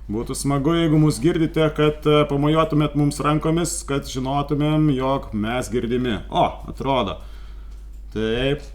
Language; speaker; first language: Lithuanian; native; Lithuanian